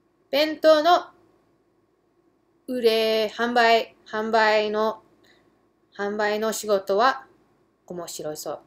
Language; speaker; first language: Japanese; early bilingual, heritage; English